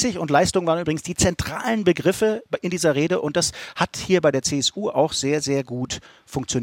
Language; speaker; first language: German; native; German